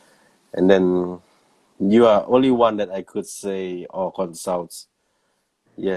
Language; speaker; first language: English; non-native, learner; Thai